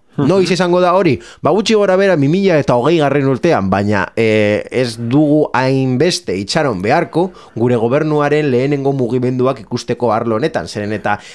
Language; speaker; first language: Basque; non-native, local second language; Spanish